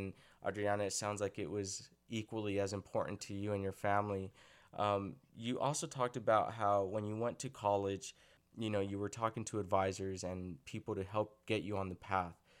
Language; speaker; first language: English; early bilingual, other home language; Spanish